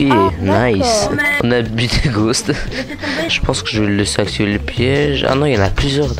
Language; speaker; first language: French; native; French